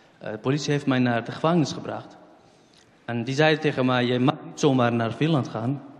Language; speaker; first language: Dutch; non-native, fluent; Central Kurdish